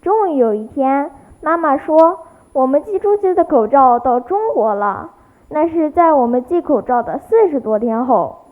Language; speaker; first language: Chinese; early bilingual, heritage; Chinese